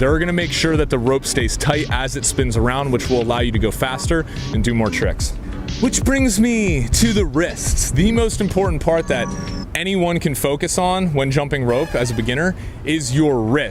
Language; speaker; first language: English; native; English